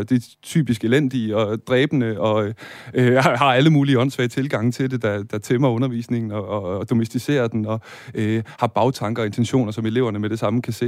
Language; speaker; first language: Danish; native; Danish